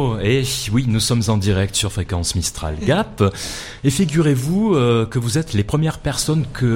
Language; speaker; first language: French; native; French